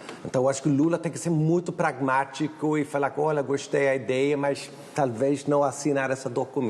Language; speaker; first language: Portuguese; non-native, fluent; Swedish